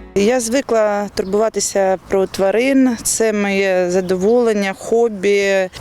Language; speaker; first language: Ukrainian; non-native, learner; Uzbek